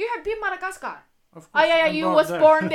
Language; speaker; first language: English; non-native, fluent; Chinese